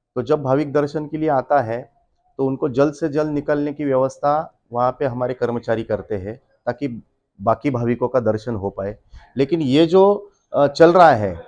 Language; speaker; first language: Hindi; non-native, local second language; Marathi